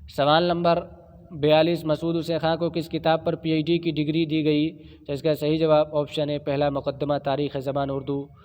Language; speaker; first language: Urdu; native; Urdu